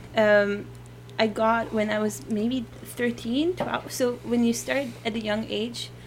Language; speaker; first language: English; non-native, fluent; German